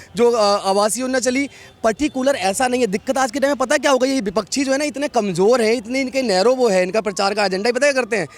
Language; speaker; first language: Hindi; native; Hindi